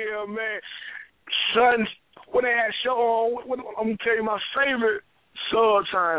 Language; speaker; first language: English; native; English